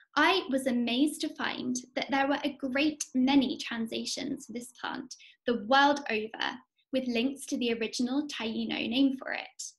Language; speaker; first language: English; native; English